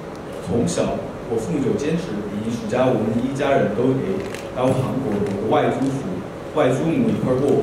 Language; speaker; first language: Chinese; non-native, fluent; Korean